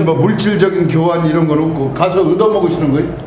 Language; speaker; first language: Korean; native; Korean